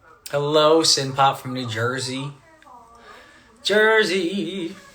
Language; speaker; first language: English; native; English